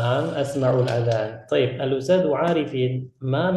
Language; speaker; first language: Arabic; non-native, fluent; Indonesian